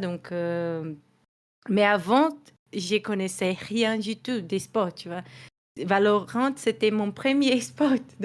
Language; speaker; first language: French; non-native, fluent; Portuguese